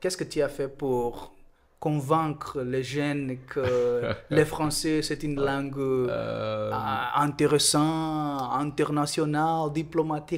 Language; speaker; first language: French; non-native, fluent; Portuguese